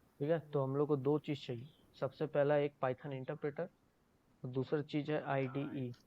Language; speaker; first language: Hindi; native; Hindi